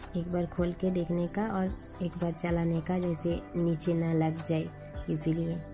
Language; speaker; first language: Hindi; non-native, local second language; Bangla